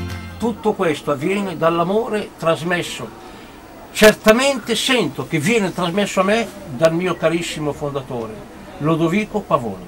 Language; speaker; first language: Italian; native; Italian